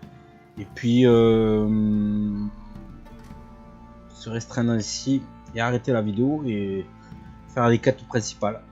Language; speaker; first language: French; native; French